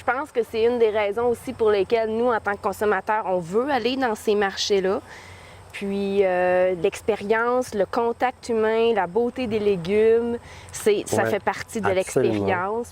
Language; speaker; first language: French; native; French